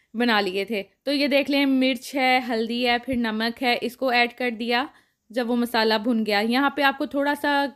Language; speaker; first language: Urdu; non-native, local second language; Punjabi